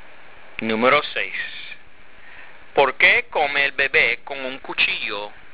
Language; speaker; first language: Spanish; non-native, fluent; English